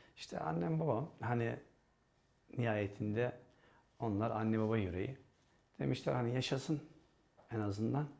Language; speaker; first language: Turkish; native; Turkish